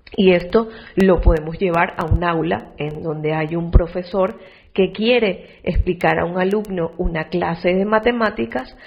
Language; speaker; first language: Spanish; native; Spanish